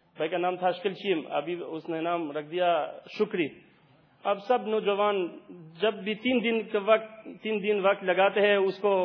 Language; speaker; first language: Urdu; non-native, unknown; Albanian